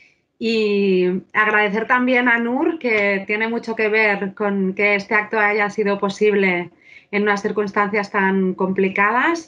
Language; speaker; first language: Spanish; native; Spanish